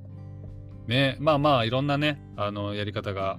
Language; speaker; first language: Japanese; native; Japanese